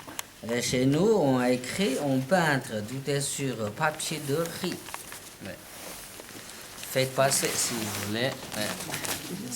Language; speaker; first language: French; non-native, learner; Chinese